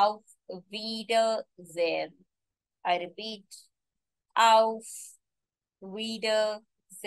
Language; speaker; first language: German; non-native, fluent; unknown